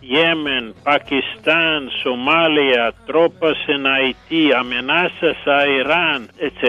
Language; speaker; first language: Spanish; non-native, fluent; English